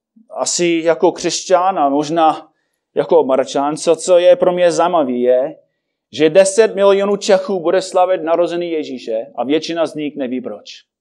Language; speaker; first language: Czech; non-native, fluent; English